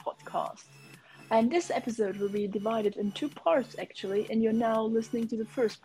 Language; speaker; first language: English; non-native, fluent; German